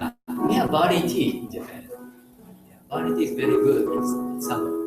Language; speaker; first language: English; non-native, fluent; Japanese